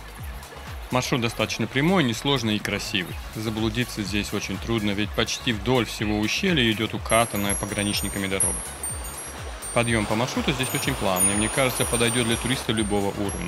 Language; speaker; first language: Russian; native; Russian